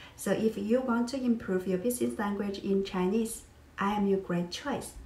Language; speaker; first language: English; non-native, fluent; Chinese